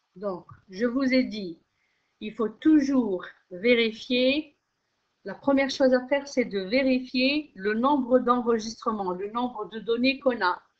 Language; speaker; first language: French; non-native, local second language; Arabic